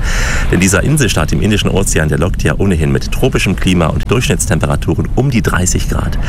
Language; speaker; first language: German; native; German